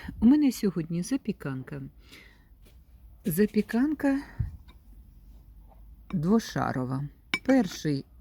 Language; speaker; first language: Ukrainian; native; Ukrainian